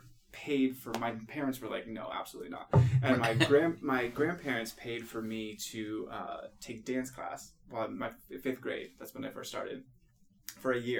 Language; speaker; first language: English; native; English